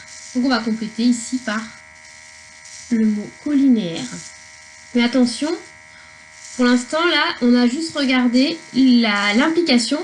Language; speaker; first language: French; native; French